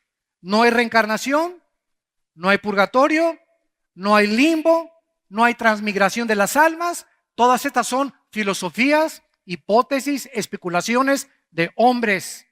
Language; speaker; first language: Spanish; native; Spanish